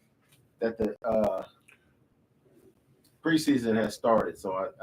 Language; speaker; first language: English; native; English